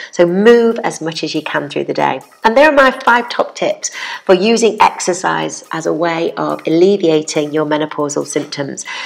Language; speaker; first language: English; native; English